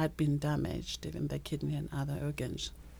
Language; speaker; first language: English; non-native, local second language; Northern Sotho